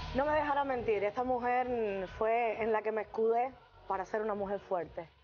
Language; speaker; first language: Spanish; native; Spanish